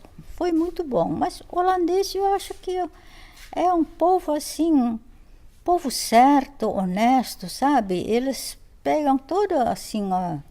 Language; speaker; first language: Portuguese; non-native, fluent; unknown